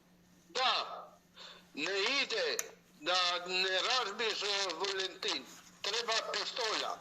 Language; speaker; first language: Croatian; non-native, learner; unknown